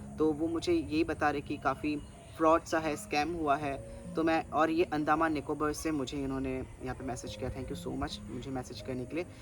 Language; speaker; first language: Hindi; non-native, local second language; Bangla